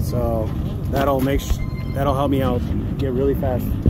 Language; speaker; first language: English; early bilingual, other home language; Spanish